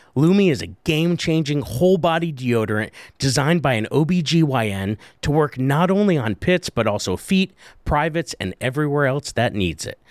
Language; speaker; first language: English; native; English